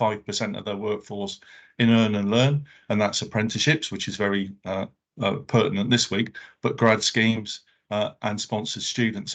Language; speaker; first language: English; native; English